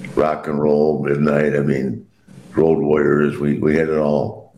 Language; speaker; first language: English; native; English